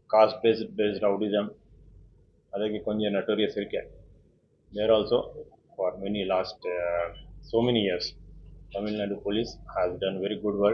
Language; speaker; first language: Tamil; non-native, fluent; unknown